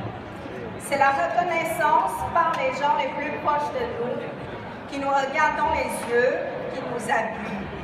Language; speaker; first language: French; non-native, fluent; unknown